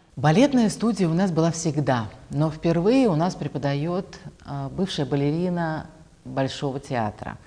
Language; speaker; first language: Russian; native; Russian